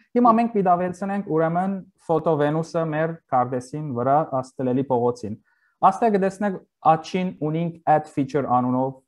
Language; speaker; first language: Armenian; native; Armenian